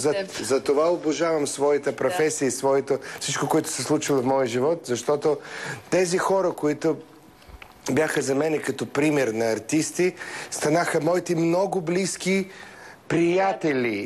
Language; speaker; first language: Bulgarian; early bilingual, heritage; Russian